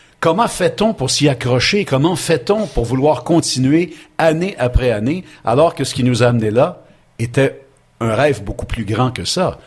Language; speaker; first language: French; native; French